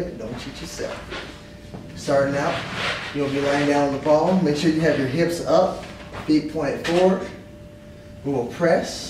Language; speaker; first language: English; native; English